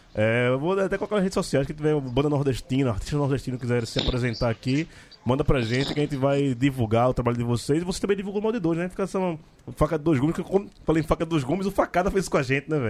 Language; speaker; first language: Portuguese; native; Portuguese